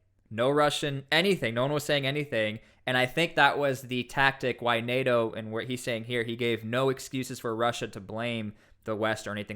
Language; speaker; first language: English; native; English